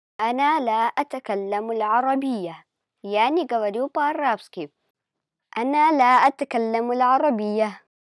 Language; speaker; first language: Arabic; non-native, fluent; Russian